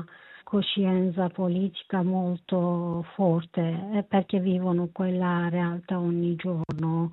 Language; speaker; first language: Italian; non-native, learner; Kurdish